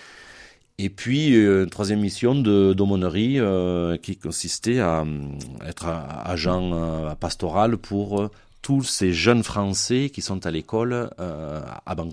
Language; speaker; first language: French; native; French